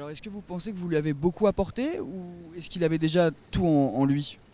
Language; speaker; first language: French; native; French